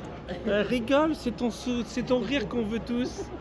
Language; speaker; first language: French; native; French